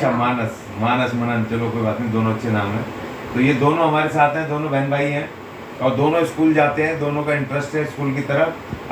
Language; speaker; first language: Hindi; native; Hindi